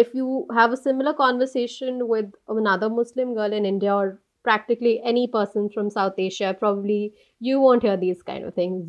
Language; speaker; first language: English; non-native, local second language; Hindi